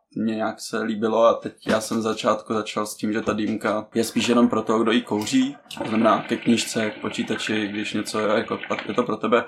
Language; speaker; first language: Czech; non-native, fluent; Ukrainian